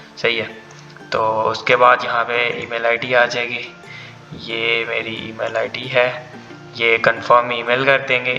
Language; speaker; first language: Urdu; non-native, local second language; Punjabi